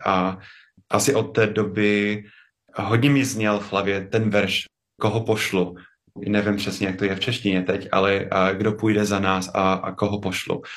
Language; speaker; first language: Czech; non-native, fluent; English